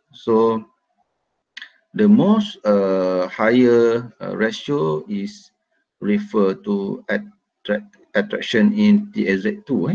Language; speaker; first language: English; non-native, local second language; Malay